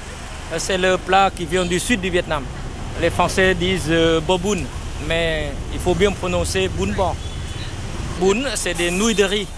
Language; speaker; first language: French; non-native, fluent; Vietnamese